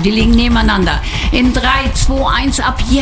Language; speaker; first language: German; native; German